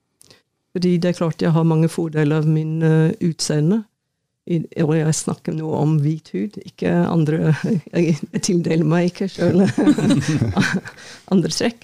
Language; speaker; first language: Norwegian; non-native, fluent; English